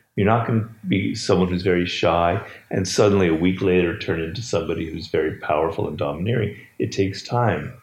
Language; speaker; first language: English; native; English